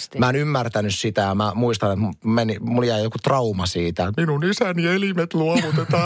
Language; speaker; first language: Finnish; native; Finnish